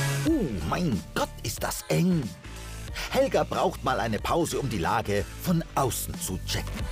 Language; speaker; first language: German; native; German